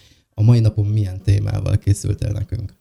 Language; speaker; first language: Hungarian; native; Hungarian